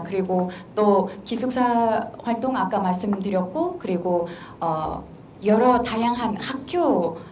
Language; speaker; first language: Korean; non-native, fluent; Mongolian